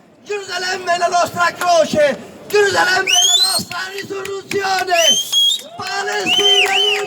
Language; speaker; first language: Italian; non-native, local second language; Arabic